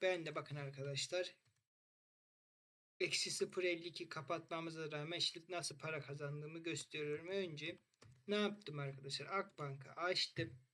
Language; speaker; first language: Turkish; native; Turkish